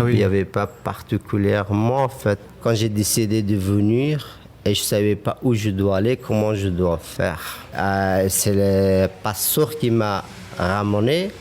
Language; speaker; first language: French; non-native, fluent; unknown